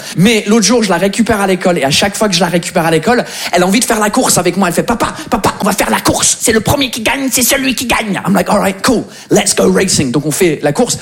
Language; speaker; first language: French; non-native, fluent; English